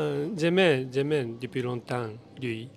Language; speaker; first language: French; non-native, learner; Japanese